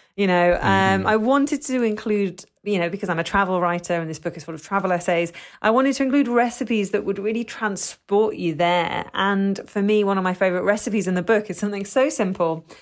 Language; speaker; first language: English; native; English